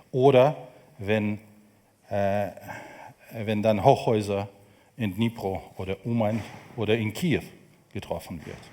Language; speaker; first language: German; non-native, fluent; Ukrainian